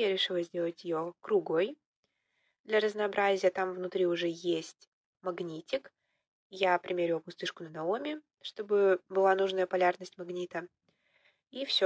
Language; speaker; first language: Russian; native; Russian